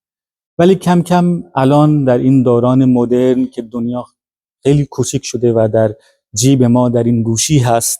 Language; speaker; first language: Persian; non-native, fluent; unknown